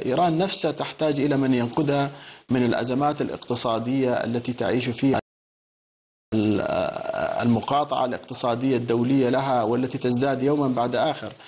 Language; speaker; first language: Arabic; native; Arabic